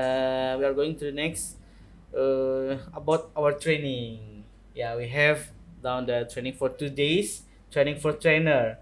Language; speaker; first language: English; non-native, local second language; Indonesian